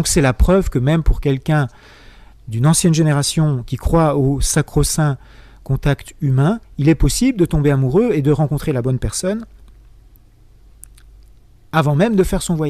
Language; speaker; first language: French; native; French